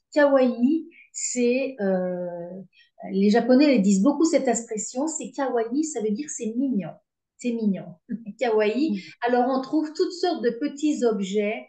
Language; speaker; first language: French; native; French